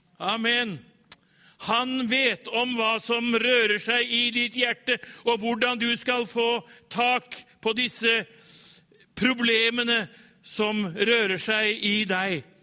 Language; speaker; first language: Norwegian; native; Norwegian